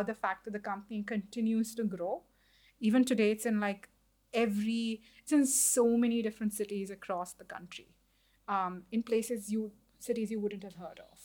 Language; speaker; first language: English; non-native, local second language; Hindi